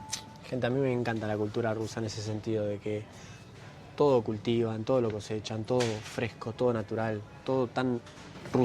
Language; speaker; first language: Spanish; native; Spanish